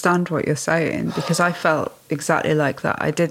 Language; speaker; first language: English; native; English